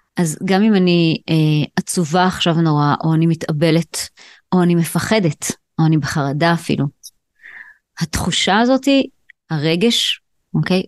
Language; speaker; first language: Hebrew; native; Hebrew